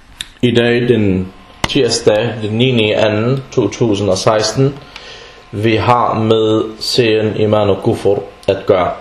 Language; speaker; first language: Danish; non-native, fluent; Arabic